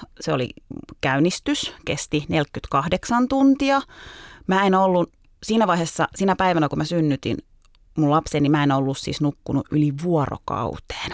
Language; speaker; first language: Finnish; early bilingual, other home language; Turkish